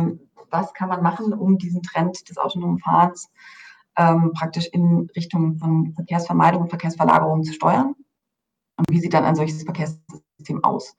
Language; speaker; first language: German; native; German